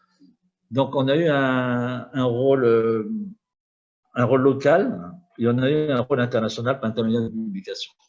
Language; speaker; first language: French; native; French